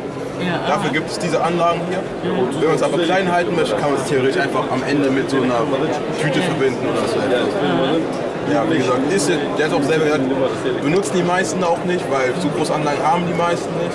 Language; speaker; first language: German; native; German